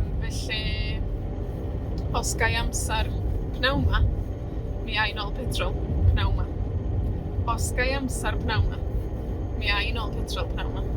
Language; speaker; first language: Welsh; non-native, learner; Spanish